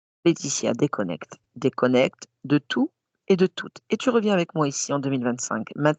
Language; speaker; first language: French; native; French